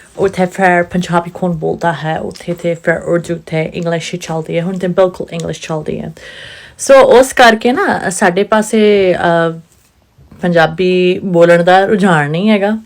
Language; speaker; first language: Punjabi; non-native, local second language; Urdu